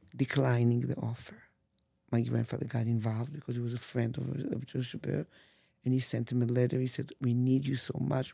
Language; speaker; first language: English; non-native, fluent; Hebrew